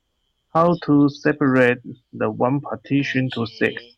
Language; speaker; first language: English; non-native, learner; Chinese